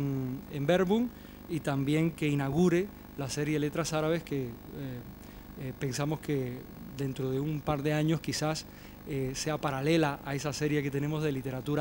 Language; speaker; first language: Spanish; native; Spanish